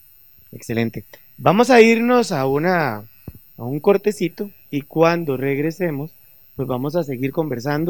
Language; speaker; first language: Spanish; native; Spanish